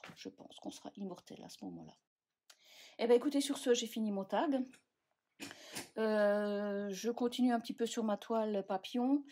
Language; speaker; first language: French; native; French